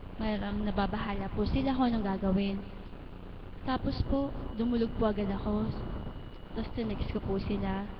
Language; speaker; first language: Filipino; native; Filipino